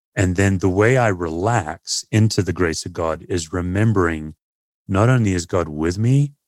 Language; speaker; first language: English; native; English